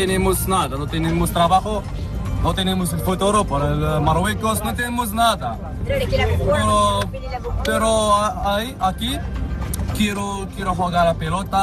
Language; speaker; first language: Spanish; non-native, learner; Arabic